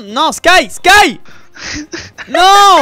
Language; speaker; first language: French; native; French